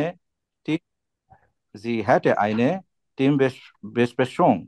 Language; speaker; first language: German; non-native, learner; Bangla